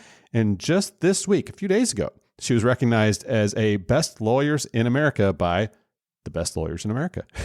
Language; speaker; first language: English; native; English